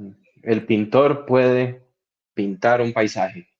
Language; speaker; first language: Spanish; non-native, learner; English